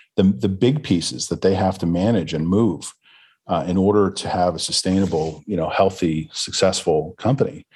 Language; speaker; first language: English; native; English